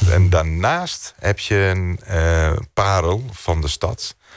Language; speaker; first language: Dutch; non-native, fluent; Greek